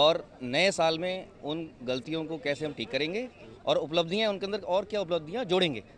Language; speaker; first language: Hindi; non-native, local second language; Punjabi